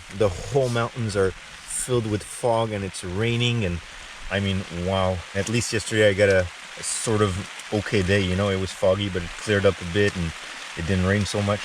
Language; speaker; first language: English; non-native, local second language; French